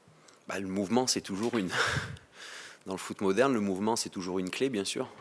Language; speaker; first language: French; native; French